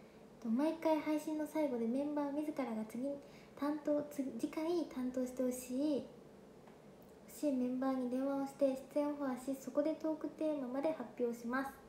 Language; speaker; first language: Japanese; native; Japanese